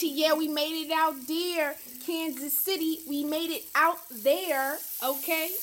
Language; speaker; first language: English; native; English